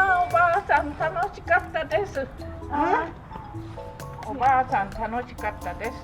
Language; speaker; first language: Japanese; non-native, learner; English